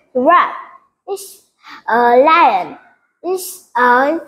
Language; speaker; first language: English; non-native, learner; Vietnamese